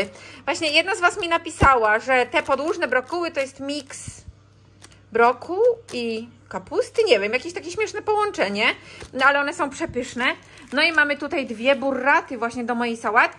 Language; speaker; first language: Polish; native; Polish